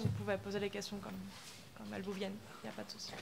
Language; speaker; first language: French; non-native, fluent; Spanish